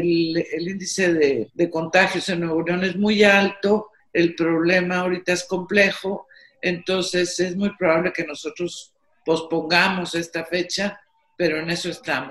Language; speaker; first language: Spanish; native; Spanish